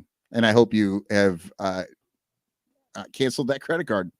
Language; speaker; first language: English; native; English